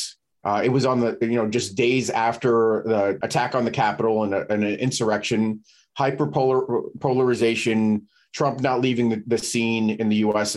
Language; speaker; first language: English; native; English